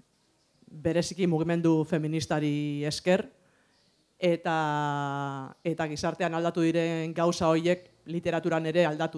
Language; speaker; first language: Basque; native; Basque